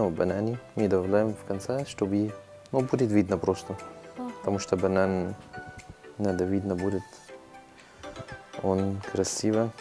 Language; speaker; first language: Russian; non-native, learner; Arabic